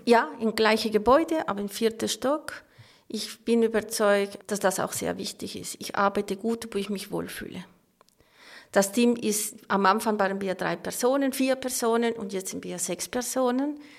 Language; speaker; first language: German; non-native, fluent; Spanish